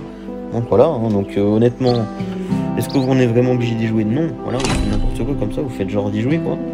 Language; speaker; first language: French; native; French